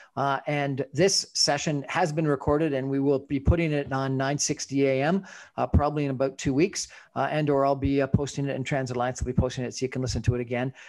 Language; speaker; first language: English; native; English